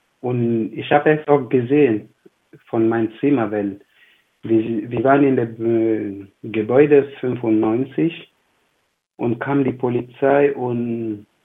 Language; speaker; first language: German; non-native, fluent; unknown